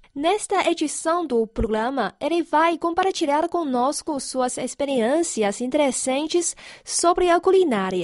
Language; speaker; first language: Portuguese; non-native, fluent; Chinese